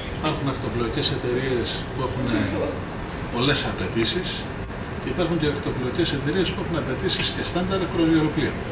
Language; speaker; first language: Greek; early bilingual, heritage; Greek